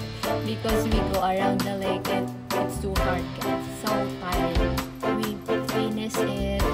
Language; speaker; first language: English; non-native, learner; Filipino